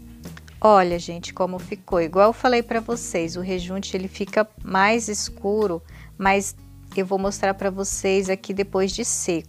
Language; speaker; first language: Portuguese; native; Portuguese